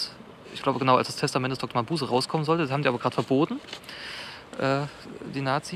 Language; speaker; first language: German; native; German